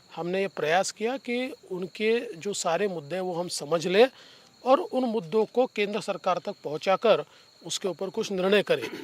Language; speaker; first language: Hindi; non-native, local second language; Marathi